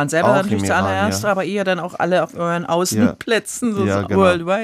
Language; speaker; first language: German; native; German